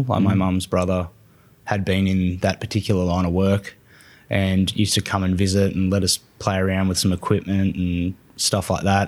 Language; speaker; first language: English; native; English